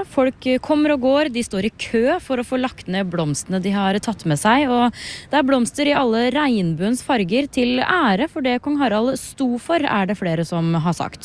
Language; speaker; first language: Norwegian; native; Norwegian